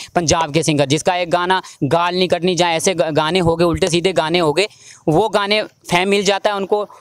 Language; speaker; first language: Hindi; native; Hindi